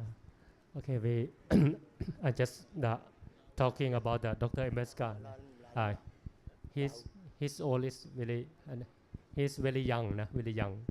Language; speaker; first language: English; non-native, learner; Thai